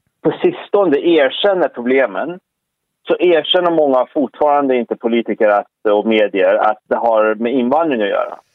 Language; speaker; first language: Swedish; early bilingual, other home language; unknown